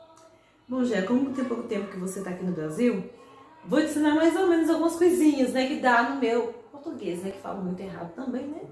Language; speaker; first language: Portuguese; non-native, learner; Haitian Creole